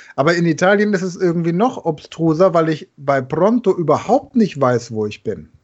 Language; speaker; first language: German; native; German